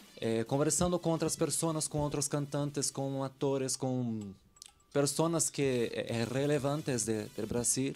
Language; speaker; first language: Spanish; non-native, learner; Portuguese